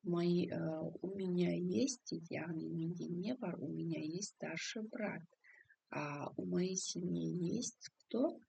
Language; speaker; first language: Russian; non-native, local second language; Kazakh